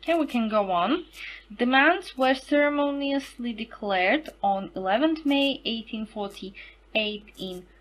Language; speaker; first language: English; non-native, fluent; Slovak